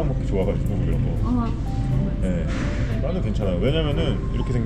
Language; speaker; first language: Korean; native; Korean